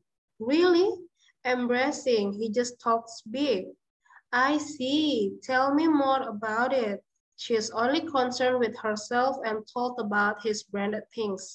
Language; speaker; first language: English; non-native, learner; Indonesian